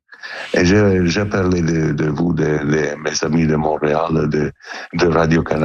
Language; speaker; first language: French; non-native, learner; Italian